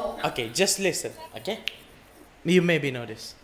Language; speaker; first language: English; non-native, learner; Indonesian